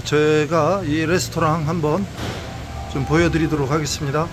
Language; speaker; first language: Korean; native; Korean